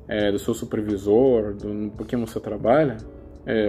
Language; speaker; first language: Portuguese; non-native, learner; Russian